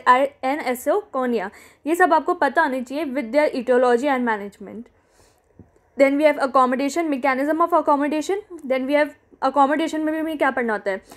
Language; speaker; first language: Hindi; native; Hindi